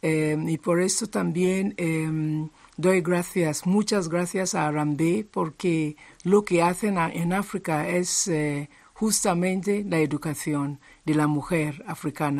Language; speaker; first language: Spanish; non-native, fluent; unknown